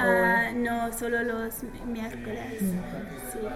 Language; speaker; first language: Spanish; non-native, learner; English